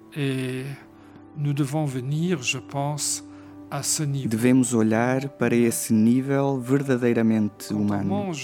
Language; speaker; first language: Portuguese; non-native, fluent; Luxembourgish